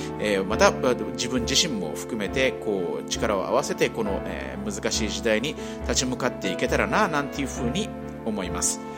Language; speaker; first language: Japanese; native; Japanese